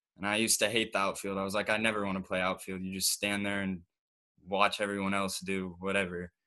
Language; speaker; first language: English; native; English